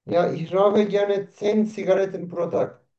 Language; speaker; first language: German; non-native, learner; Turkish